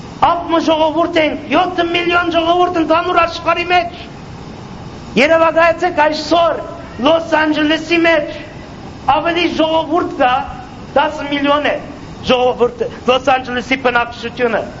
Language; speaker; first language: Armenian; native; Armenian